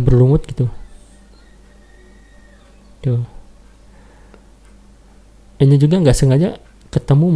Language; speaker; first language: Indonesian; native; Indonesian